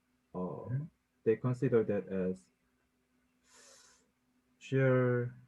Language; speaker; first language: English; non-native, learner; Korean